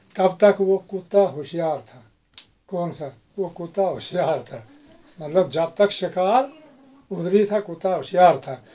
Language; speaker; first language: Urdu; non-native, local second language; Kashmiri